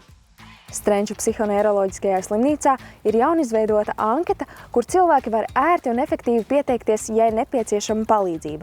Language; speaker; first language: Latvian; native; Latvian